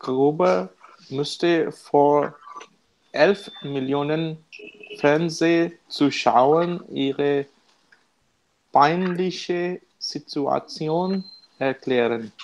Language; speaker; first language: German; non-native, learner; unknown